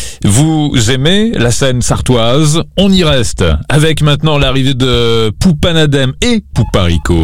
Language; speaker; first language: French; native; French